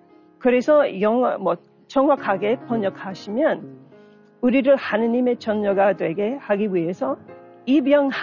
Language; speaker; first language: Korean; non-native, learner; English